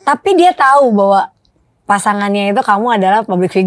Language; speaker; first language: Indonesian; native; Indonesian